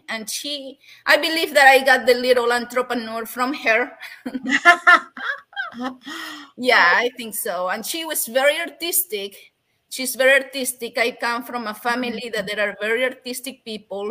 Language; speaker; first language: English; non-native, fluent; Spanish